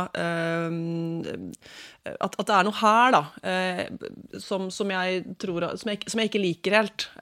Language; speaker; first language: Norwegian; native; Norwegian